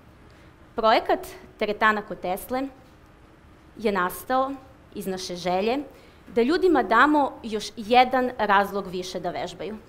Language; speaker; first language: Serbian; native; Serbian